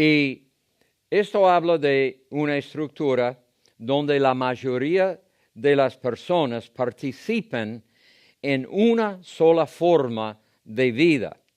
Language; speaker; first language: Spanish; non-native, fluent; English